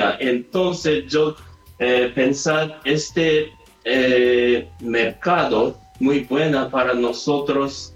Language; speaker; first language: Spanish; non-native, learner; Japanese